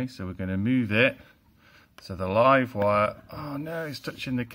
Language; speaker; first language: English; native; English